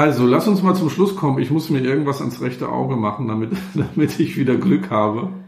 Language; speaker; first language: German; native; German